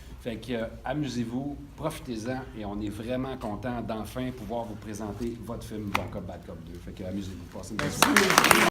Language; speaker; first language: French; native; French